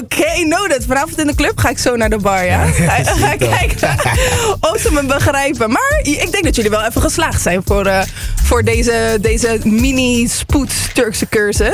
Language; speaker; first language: Dutch; native; Dutch